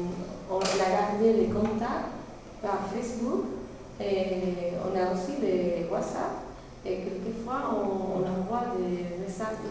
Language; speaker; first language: French; non-native, learner; Spanish